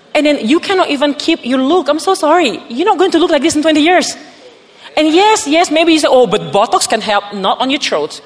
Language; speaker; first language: English; non-native, fluent; Indonesian